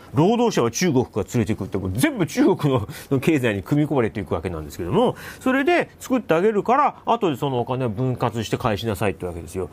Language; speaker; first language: Japanese; native; Japanese